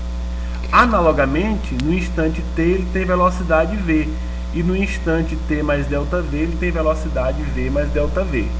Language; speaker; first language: Portuguese; native; Portuguese